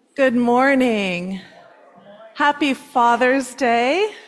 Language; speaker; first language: English; native; English